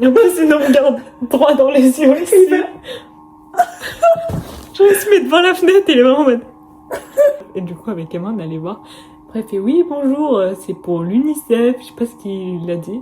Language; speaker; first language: French; native; French